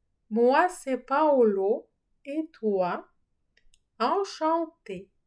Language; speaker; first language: French; non-native, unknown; Ukrainian